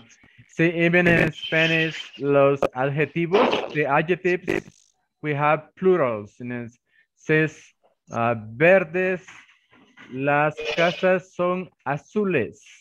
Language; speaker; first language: English; non-native, fluent; Spanish